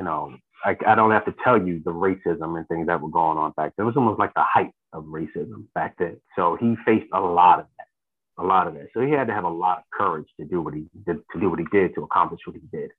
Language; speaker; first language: English; native; English